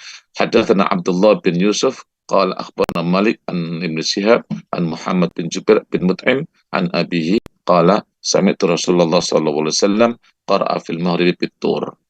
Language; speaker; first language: Arabic; non-native, fluent; Indonesian